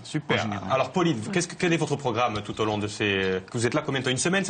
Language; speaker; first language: French; native; French